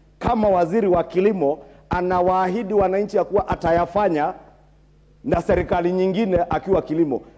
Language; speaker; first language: Swahili; non-native, local second language; Kikuyu